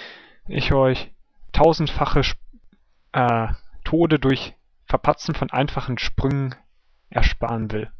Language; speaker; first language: German; native; German